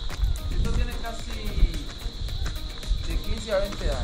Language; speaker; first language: Spanish; native; Spanish